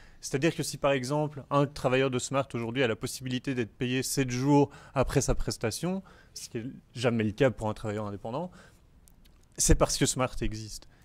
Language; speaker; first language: French; native; French